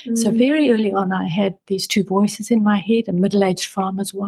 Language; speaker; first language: English; native; English